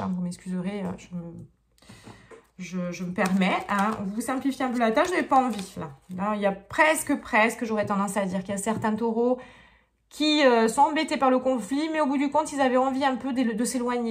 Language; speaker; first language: French; native; French